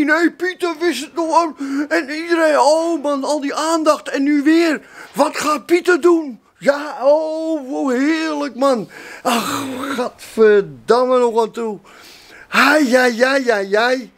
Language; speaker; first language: Dutch; native; Dutch